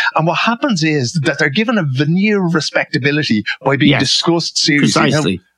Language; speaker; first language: English; native; English